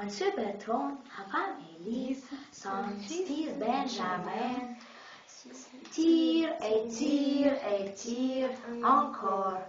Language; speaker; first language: French; non-native, learner; Russian